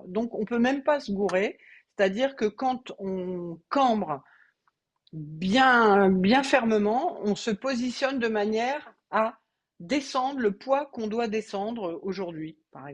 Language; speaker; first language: French; native; French